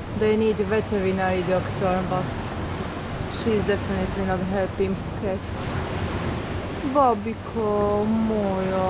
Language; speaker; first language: English; non-native, fluent; Polish